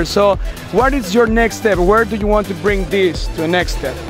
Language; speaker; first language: English; non-native, fluent; Spanish